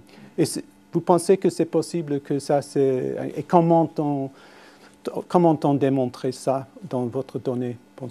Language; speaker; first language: French; non-native, fluent; English